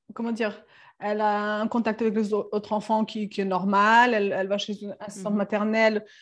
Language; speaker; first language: French; non-native, fluent; Serbian